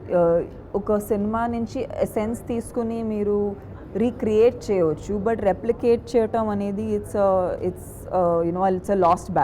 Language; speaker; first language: Telugu; non-native, fluent; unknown